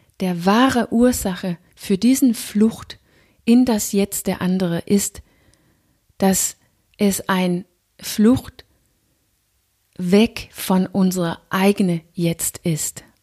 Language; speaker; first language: German; non-native, fluent; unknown